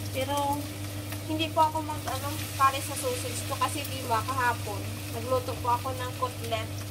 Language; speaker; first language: Filipino; native; Filipino